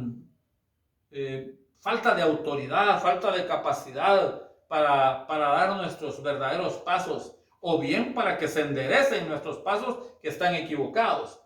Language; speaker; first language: Spanish; native; Spanish